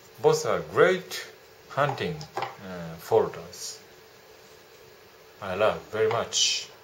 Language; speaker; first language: English; non-native, learner; Japanese